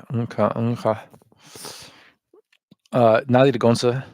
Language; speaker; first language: Chinese; non-native, fluent; English